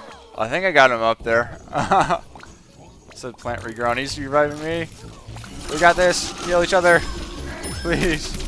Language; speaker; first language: English; native; English